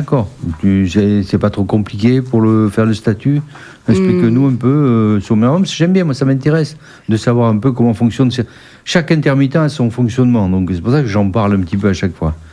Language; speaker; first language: French; native; French